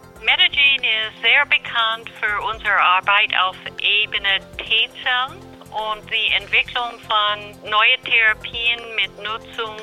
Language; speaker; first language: German; non-native, fluent; English